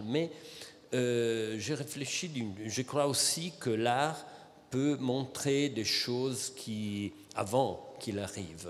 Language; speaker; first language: French; non-native, fluent; Italian